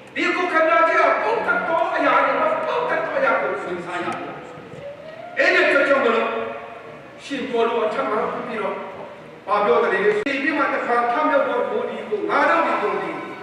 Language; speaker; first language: Burmese; non-native, local second language; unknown